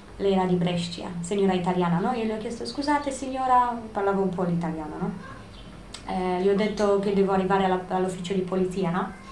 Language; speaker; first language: Italian; non-native, fluent; Romanian